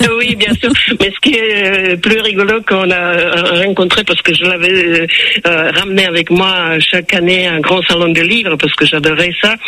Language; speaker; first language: French; non-native, fluent; Czech